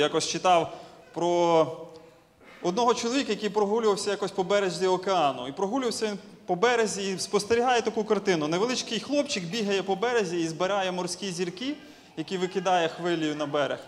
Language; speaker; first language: Ukrainian; native; Ukrainian